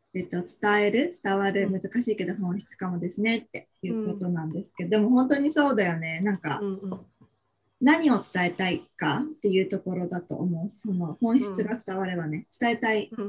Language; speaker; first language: Japanese; native; Japanese